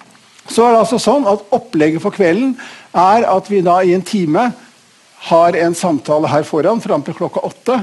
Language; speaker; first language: Norwegian; native; Norwegian